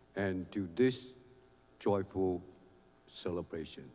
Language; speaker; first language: English; non-native, fluent; Vietnamese